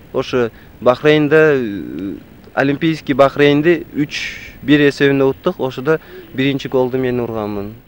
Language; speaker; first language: Kyrgyz; non-native, local second language; Tajik